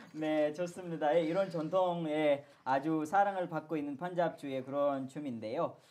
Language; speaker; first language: Korean; non-native, fluent; Urdu